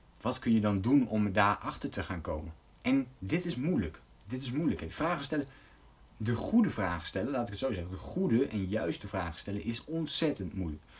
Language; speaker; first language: Dutch; native; Dutch